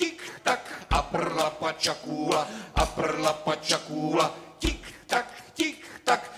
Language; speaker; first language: Czech; native; Czech